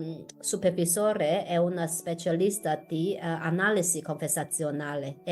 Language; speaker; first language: Italian; non-native, fluent; Chinese